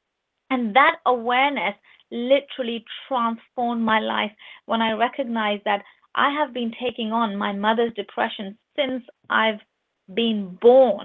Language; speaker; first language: English; non-native, local second language; Urdu